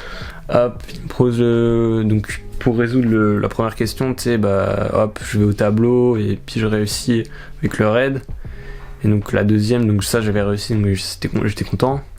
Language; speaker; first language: French; native; French